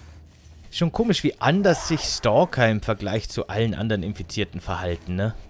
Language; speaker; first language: German; native; German